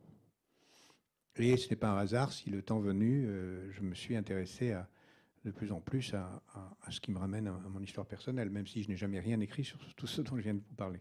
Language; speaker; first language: French; native; French